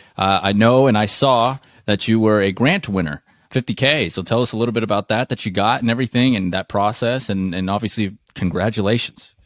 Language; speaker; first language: English; native; English